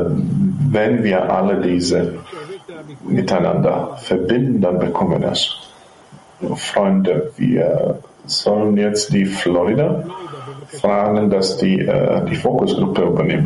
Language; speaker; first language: German; non-native, fluent; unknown